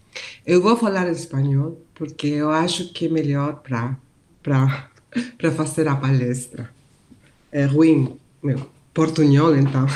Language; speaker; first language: Portuguese; non-native, learner; Spanish